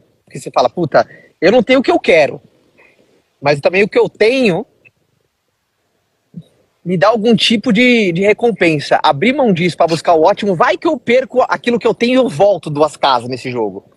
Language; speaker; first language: Portuguese; native; Portuguese